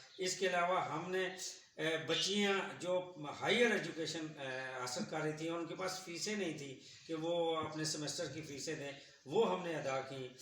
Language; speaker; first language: Urdu; non-native, local second language; Punjabi